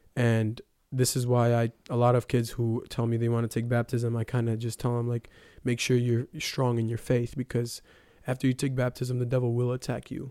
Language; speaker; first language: English; early bilingual, other home language; Ukrainian